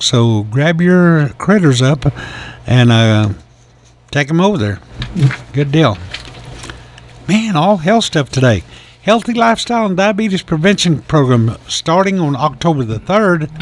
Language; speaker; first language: English; native; English